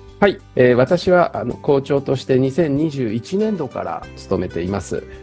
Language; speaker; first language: Japanese; native; Japanese